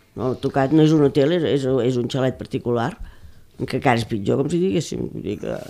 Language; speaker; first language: Catalan; native; Catalan